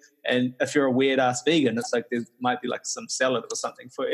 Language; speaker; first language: English; native; English